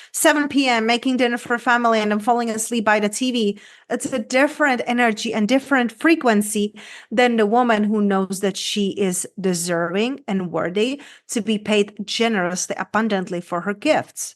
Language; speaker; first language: English; non-native, fluent; Czech